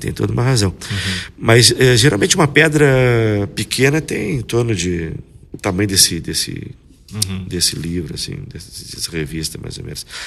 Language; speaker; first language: Portuguese; native; Portuguese